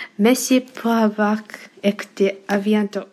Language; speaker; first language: French; non-native, learner; Japanese